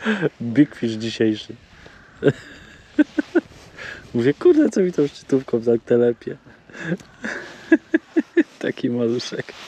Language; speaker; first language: Polish; native; Polish